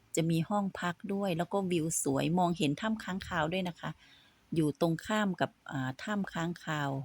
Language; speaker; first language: Thai; native; Thai